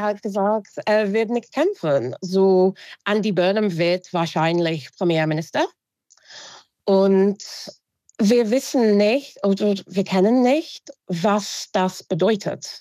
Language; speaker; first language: German; non-native, fluent; English